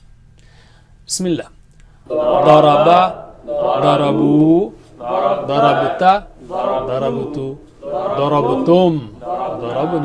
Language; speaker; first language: Arabic; non-native, fluent; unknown